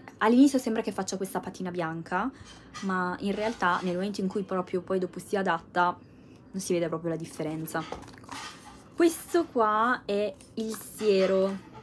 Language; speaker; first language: Italian; native; Italian